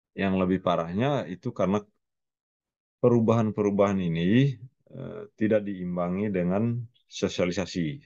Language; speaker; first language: Indonesian; non-native, local second language; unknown